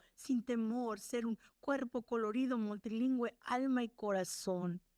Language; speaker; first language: Spanish; early bilingual, other home language; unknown